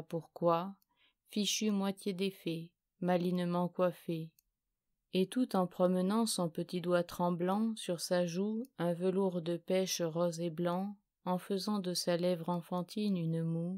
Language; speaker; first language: French; native; French